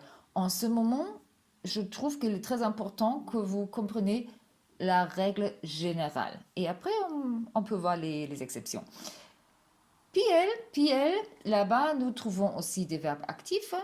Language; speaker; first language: French; non-native, fluent; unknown